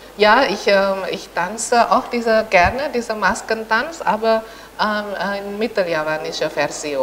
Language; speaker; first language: German; non-native, fluent; Indonesian